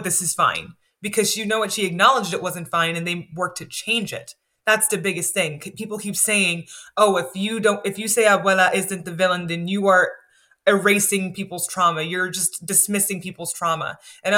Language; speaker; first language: English; native; English